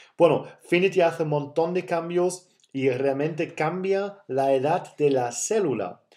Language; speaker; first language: Spanish; non-native, fluent; German